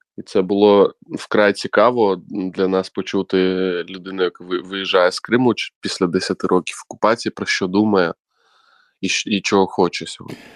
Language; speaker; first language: Ukrainian; non-native, local second language; Crimean Tatar